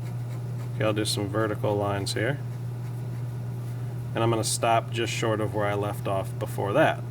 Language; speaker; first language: English; native; English